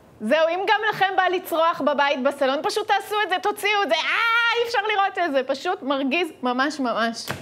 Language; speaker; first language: Hebrew; native; Hebrew